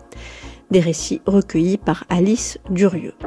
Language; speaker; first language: French; native; French